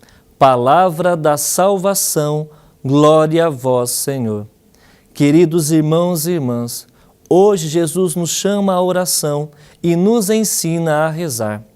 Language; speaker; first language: Portuguese; native; Portuguese